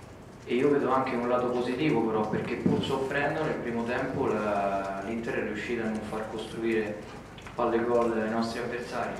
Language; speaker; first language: Italian; native; Italian